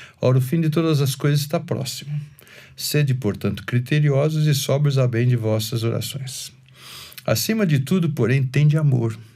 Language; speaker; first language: Portuguese; native; Portuguese